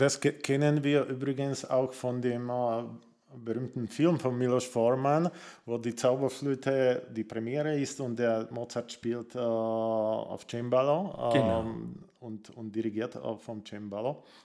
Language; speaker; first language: German; non-native, fluent; Slovak